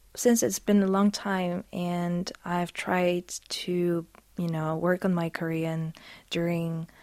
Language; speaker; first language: English; non-native, fluent; Polish